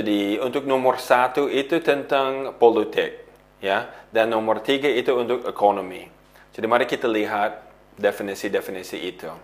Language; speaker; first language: Indonesian; non-native, fluent; English